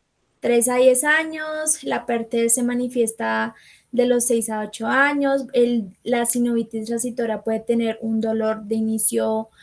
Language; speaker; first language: Spanish; native; Spanish